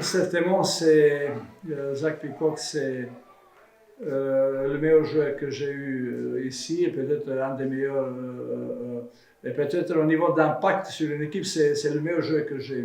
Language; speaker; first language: French; non-native, fluent; Serbian